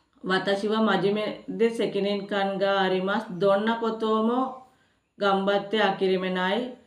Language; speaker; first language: Japanese; non-native, learner; Sinhala